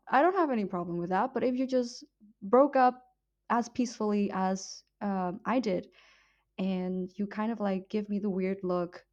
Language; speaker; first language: English; non-native, fluent; Vietnamese